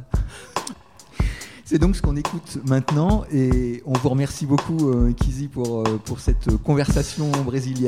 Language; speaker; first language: French; native; French